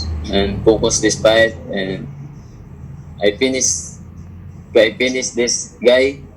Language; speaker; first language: English; non-native, learner; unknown